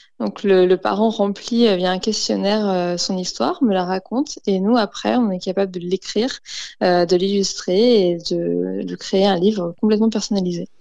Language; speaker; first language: French; native; French